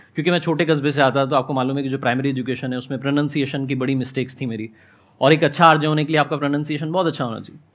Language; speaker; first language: Hindi; native; Hindi